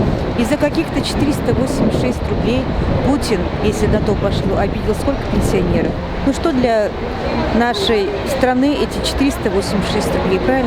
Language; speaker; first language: Russian; non-native, local second language; Tatar